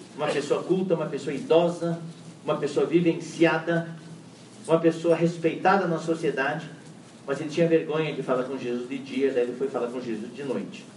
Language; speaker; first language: Portuguese; non-native, fluent; Chinese